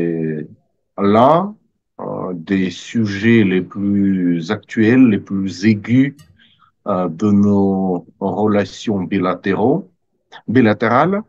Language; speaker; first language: French; non-native, fluent; Russian